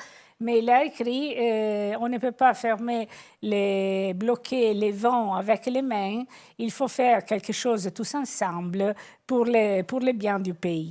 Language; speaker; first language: French; non-native, fluent; Italian